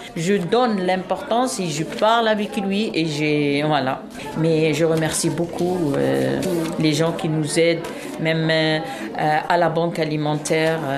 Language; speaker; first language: French; non-native, local second language; Arabic